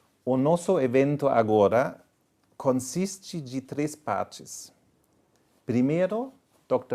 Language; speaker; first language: Portuguese; non-native, fluent; German